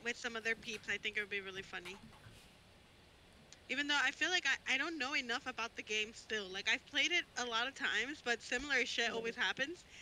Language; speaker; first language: English; non-native, fluent; Spanish